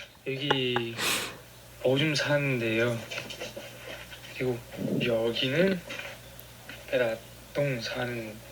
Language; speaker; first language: Korean; non-native, fluent; Chinese